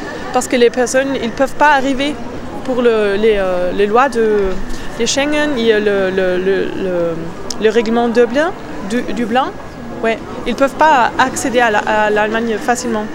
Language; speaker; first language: French; non-native, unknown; German